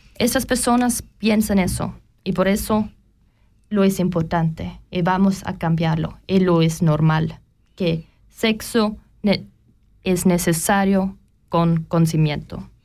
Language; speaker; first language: Spanish; non-native, learner; German